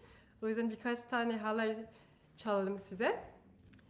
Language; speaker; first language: Turkish; non-native, fluent; French